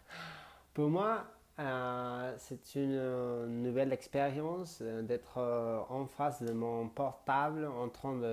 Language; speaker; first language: French; non-native, learner; Spanish